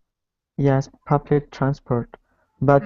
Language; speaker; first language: English; non-native, learner; Arabic